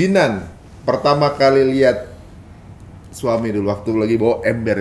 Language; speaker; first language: Indonesian; native; Indonesian